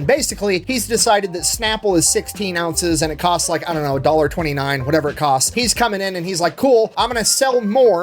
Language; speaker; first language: English; native; English